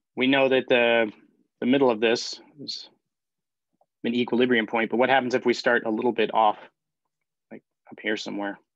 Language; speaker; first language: English; native; English